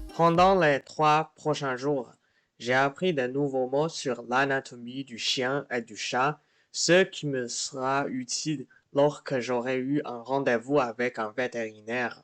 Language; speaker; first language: French; non-native, learner; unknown